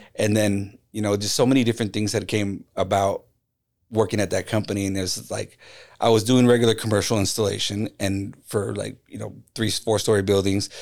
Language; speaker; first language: English; native; English